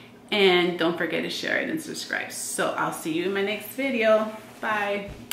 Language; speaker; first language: English; native; English